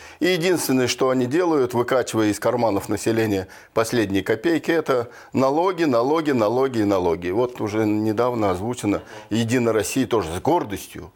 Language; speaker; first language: Russian; native; Russian